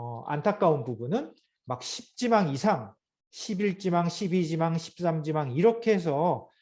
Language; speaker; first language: Korean; native; Korean